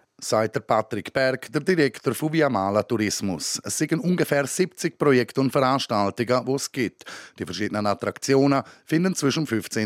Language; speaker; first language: German; native; German